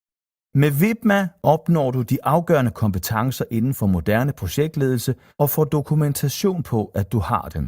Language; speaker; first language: Danish; native; Danish